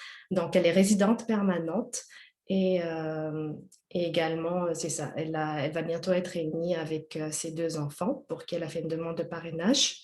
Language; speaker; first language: French; native; French